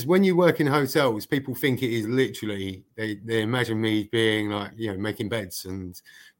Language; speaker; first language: English; native; English